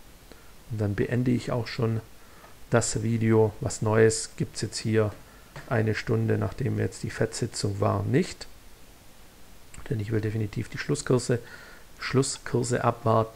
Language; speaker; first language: German; native; German